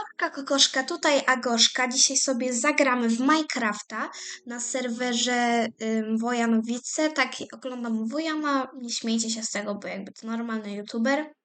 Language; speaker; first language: Polish; native; Polish